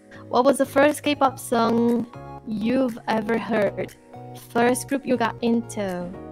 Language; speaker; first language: English; non-native, fluent; Portuguese